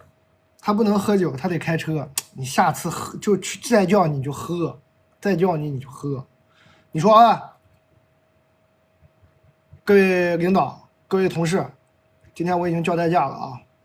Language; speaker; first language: Chinese; native; Chinese